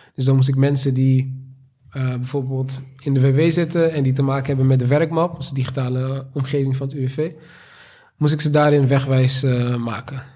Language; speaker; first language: Dutch; native; Dutch